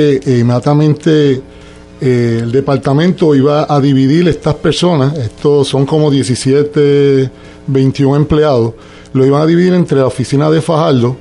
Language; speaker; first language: Spanish; native; Spanish